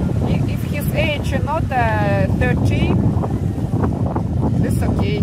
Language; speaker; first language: English; non-native, learner; Russian